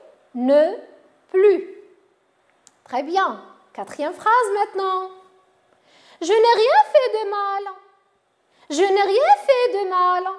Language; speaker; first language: French; non-native, local second language; Arabic